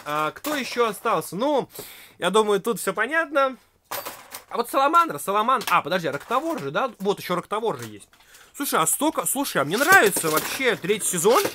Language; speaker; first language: Russian; native; Russian